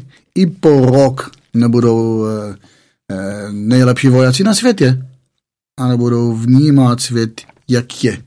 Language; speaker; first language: Czech; non-native, fluent; Hebrew